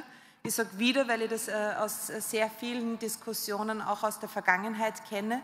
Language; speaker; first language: German; native; German